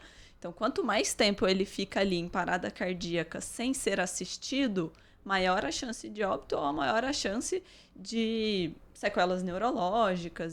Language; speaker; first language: Portuguese; native; Portuguese